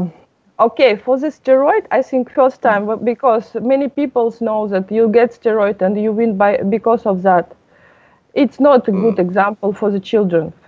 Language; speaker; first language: English; non-native, learner; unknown